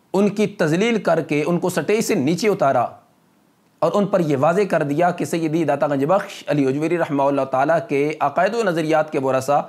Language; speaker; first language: Urdu; non-native, local second language; Punjabi